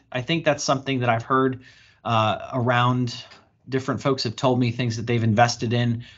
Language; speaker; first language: English; native; English